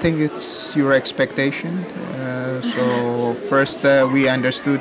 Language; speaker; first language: English; non-native, fluent; Amharic